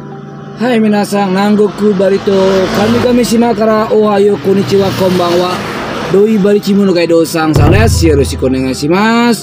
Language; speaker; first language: Japanese; non-native, fluent; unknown